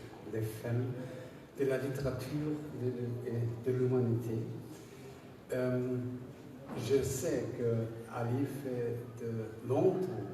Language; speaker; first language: French; non-native, learner; German